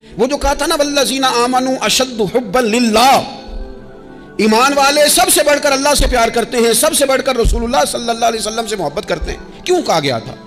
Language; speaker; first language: Urdu; non-native, local second language; Punjabi